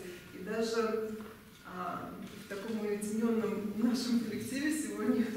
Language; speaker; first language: Russian; native; Russian